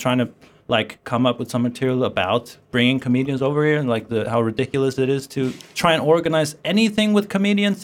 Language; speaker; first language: English; non-native, fluent; Faroese